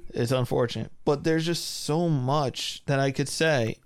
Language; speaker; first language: English; early bilingual, other home language; German